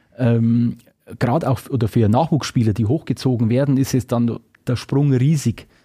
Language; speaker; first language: German; native; German